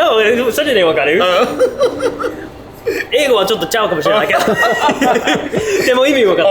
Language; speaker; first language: Japanese; non-native, learner; English